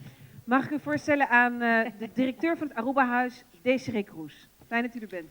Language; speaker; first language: Dutch; native; Dutch